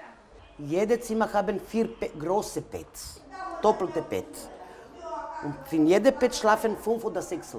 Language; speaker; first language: German; non-native, learner; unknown